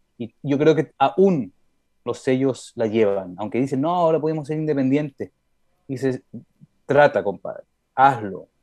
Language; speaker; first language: Spanish; early bilingual, heritage; Spanish